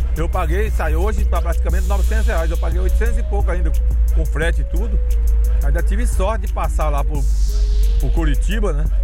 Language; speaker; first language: Portuguese; native; Portuguese